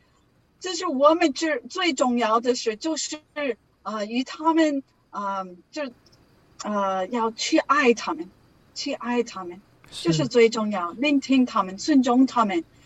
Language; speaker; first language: Chinese; non-native, learner; English